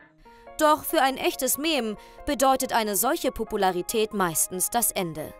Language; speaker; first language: German; native; German